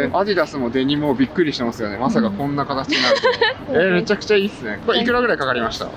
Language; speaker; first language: Japanese; native; Japanese